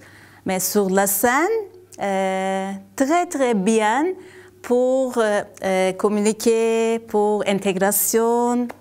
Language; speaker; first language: French; non-native, learner; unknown